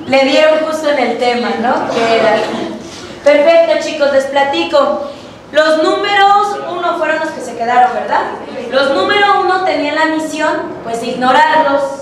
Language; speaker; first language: Spanish; native; Spanish